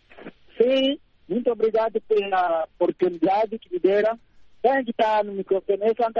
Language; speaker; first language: Portuguese; non-native, local second language; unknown